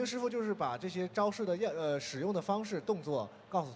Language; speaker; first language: Chinese; native; Chinese